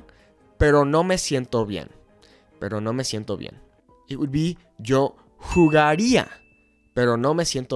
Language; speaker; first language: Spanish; non-native, fluent; English